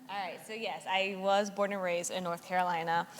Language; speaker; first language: English; native; English